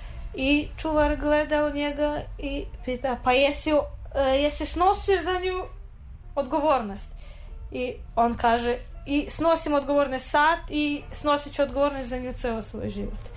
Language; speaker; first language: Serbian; non-native, fluent; Russian